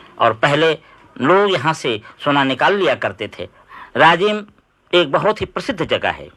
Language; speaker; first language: Hindi; native; Hindi